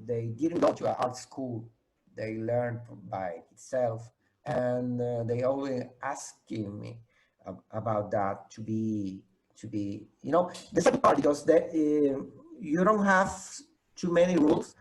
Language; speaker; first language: English; non-native, fluent; Spanish